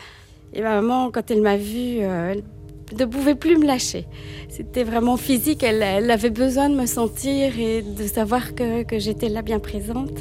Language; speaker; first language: French; native; French